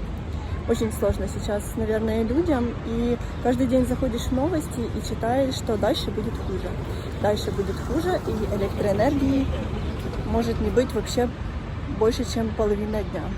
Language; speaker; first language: Russian; native; Russian